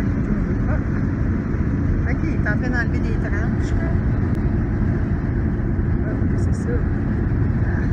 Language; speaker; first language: French; native; French